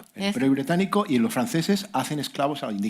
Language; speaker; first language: Spanish; native; Spanish